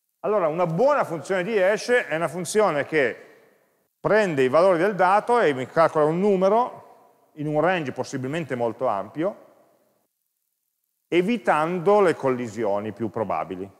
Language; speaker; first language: Italian; native; Italian